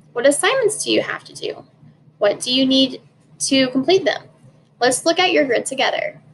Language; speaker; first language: English; native; English